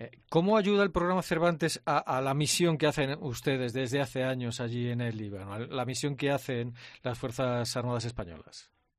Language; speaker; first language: Spanish; native; Spanish